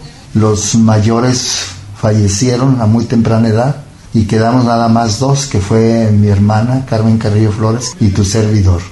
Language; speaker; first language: Spanish; native; Spanish